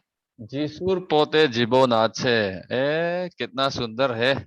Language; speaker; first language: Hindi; non-native, local second language; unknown